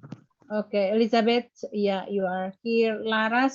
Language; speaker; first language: English; non-native, fluent; Indonesian